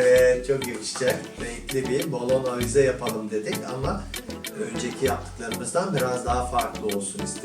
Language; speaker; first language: Turkish; native; Turkish